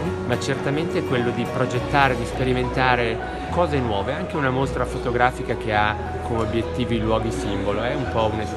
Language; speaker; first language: Italian; native; Italian